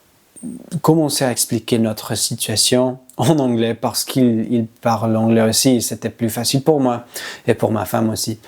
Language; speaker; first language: French; non-native, learner; English